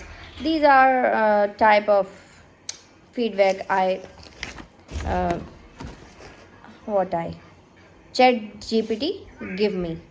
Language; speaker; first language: English; non-native, learner; Hindi